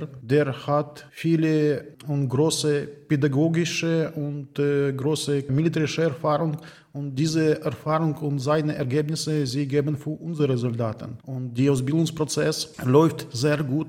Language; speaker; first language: German; non-native, learner; Ukrainian